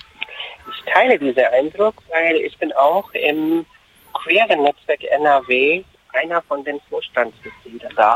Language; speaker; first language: German; non-native, fluent; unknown